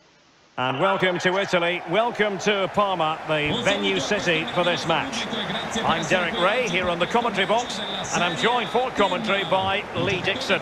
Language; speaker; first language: English; native; English